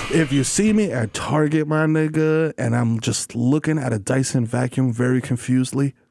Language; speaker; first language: English; early bilingual, other home language; Spanish